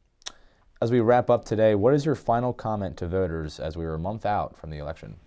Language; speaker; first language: English; native; English